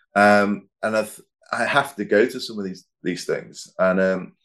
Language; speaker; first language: English; native; English